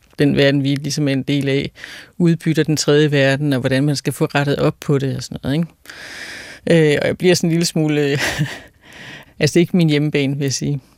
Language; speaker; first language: Danish; native; Danish